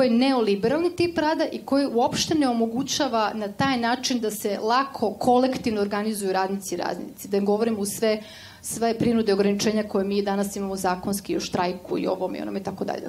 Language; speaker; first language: Serbian; native; Serbian